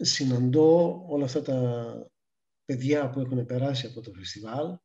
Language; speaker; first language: Greek; native; Greek